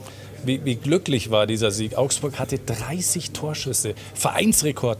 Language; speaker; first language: German; native; German